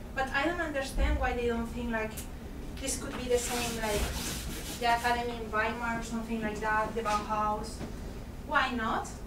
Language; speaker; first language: English; non-native, fluent; Spanish